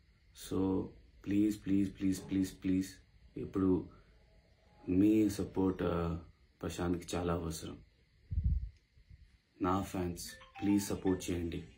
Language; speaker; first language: Telugu; non-native, learner; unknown